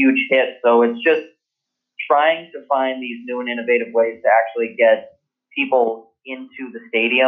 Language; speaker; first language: English; native; English